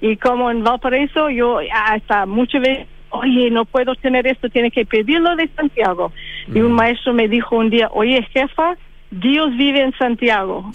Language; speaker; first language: Spanish; non-native, fluent; English